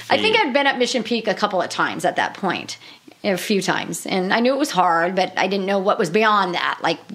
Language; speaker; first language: English; native; English